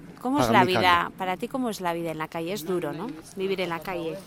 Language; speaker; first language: Spanish; native; Spanish